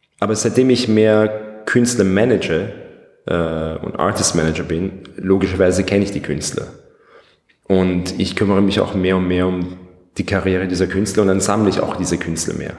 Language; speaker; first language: German; early bilingual, other home language; Persian